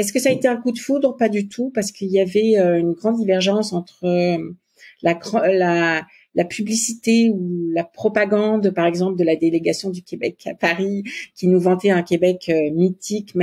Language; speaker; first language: French; native; French